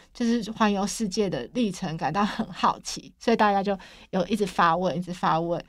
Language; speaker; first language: Chinese; native; Chinese